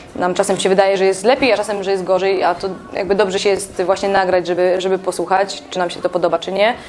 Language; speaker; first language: Polish; native; Polish